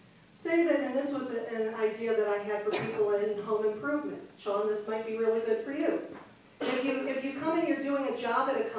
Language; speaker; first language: English; native; English